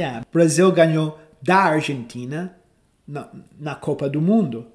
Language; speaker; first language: Portuguese; non-native, fluent; English